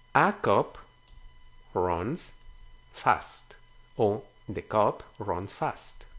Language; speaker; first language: English; non-native, fluent; Spanish